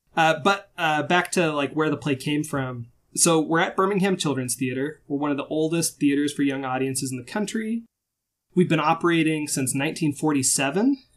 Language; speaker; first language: English; native; English